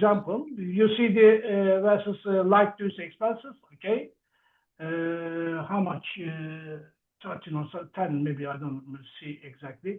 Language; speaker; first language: English; non-native, learner; Turkish